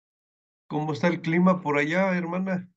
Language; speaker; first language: Spanish; native; Spanish